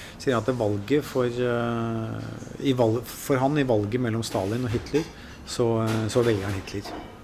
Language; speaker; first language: Norwegian; native; Norwegian